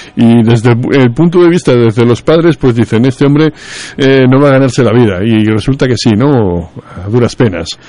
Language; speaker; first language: Spanish; native; Spanish